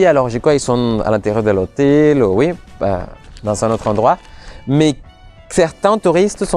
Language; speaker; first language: French; non-native, fluent; Spanish